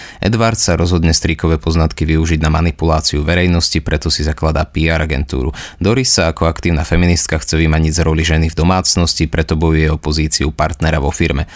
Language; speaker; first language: Slovak; native; Slovak